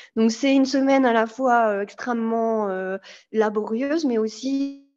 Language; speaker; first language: French; native; French